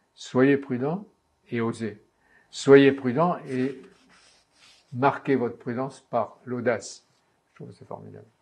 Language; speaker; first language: French; native; French